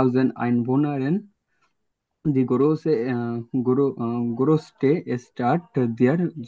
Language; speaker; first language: German; non-native, learner; Bangla